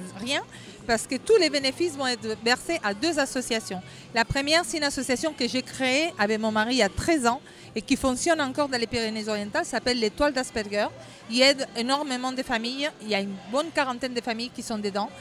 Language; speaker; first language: French; non-native, fluent; Spanish